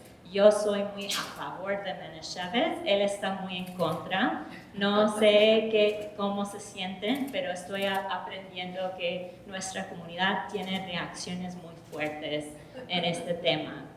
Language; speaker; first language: Spanish; early bilingual, heritage; English